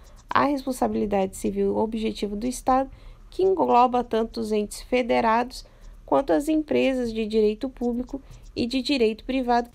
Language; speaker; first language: Portuguese; native; Portuguese